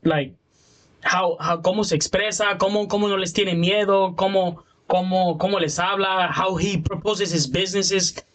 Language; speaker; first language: Spanish; early bilingual, heritage; Spanish